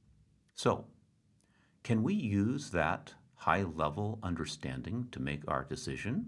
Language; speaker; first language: English; native; English